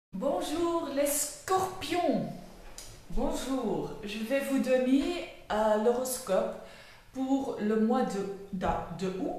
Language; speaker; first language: French; non-native, learner; Dutch